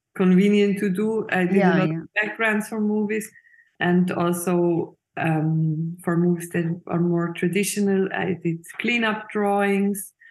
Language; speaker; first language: English; non-native, fluent; Swiss German